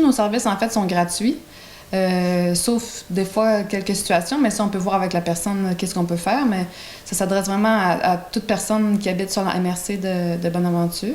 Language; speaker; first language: French; native; French